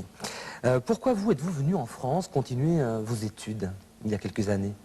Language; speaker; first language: French; native; French